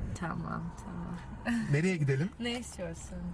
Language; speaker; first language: Turkish; non-native, learner; Russian